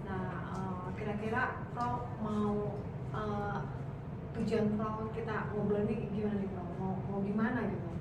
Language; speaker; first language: Malay; native; Malay